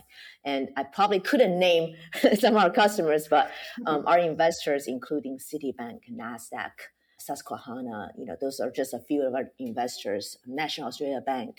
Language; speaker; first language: English; non-native, fluent; Chinese